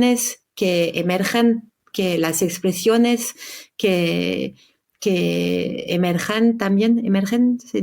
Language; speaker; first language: Spanish; non-native, fluent; French